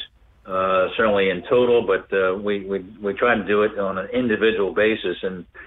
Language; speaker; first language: English; native; English